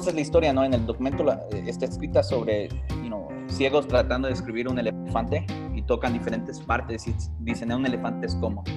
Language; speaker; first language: Spanish; early bilingual, heritage; Spanish